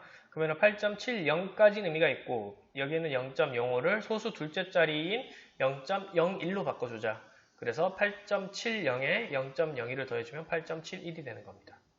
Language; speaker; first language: Korean; native; Korean